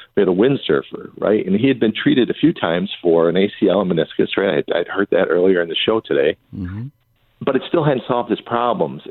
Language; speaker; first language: English; native; English